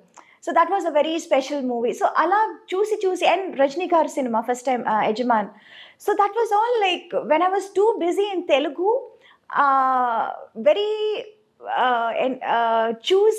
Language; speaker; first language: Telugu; non-native, local second language; Tamil